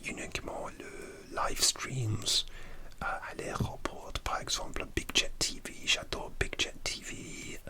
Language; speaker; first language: French; non-native, learner; English